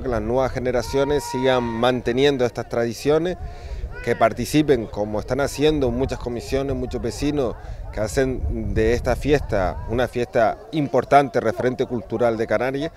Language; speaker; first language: Spanish; native; Spanish